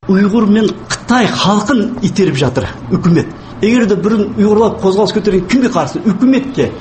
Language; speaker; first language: Kazakh; non-native, local second language; Uyghur